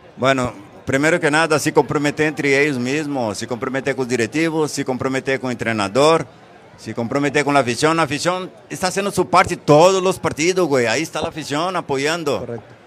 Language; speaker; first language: Spanish; non-native, fluent; Portuguese